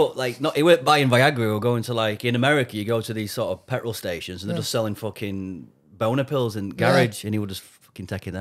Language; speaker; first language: English; native; English